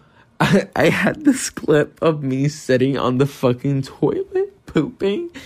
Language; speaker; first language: English; non-native, fluent; Portuguese